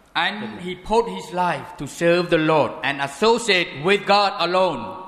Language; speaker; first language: English; non-native, fluent; Khmer